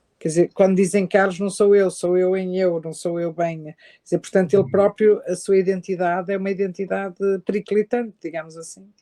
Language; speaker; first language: Portuguese; native; Portuguese